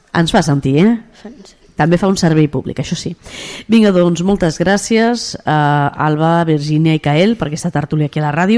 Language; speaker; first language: Catalan; native; Catalan